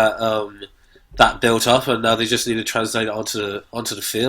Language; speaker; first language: English; native; English